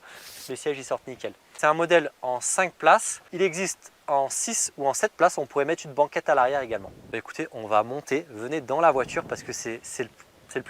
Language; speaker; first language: French; native; French